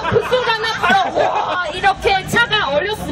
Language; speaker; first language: Korean; non-native, fluent; Chinese